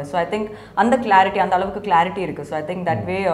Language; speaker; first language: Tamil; non-native, fluent; Malayalam